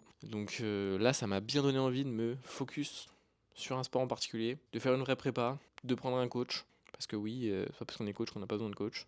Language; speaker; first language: French; native; French